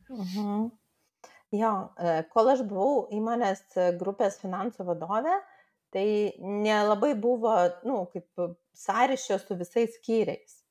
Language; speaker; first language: Lithuanian; non-native, local second language; Russian